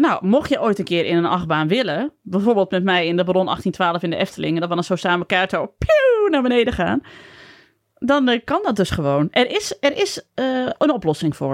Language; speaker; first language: Dutch; native; Dutch